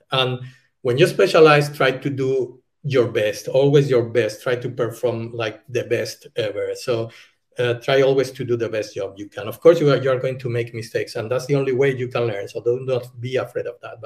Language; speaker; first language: English; non-native, fluent; Spanish